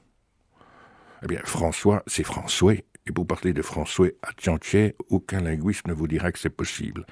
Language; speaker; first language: French; native; French